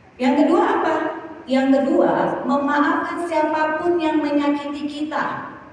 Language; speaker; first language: Indonesian; native; Indonesian